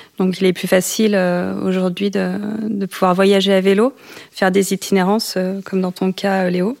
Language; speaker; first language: French; native; French